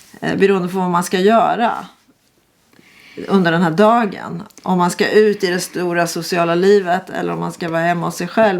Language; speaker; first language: Swedish; native; Swedish